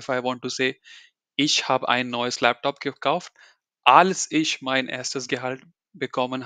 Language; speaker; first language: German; non-native, fluent; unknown